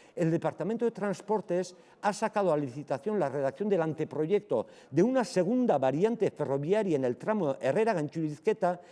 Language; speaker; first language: Spanish; non-native, local second language; Basque